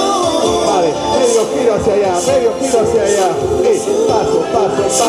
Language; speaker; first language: Spanish; native; Spanish